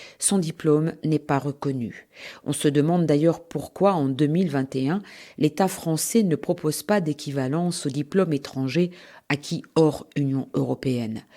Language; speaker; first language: French; native; French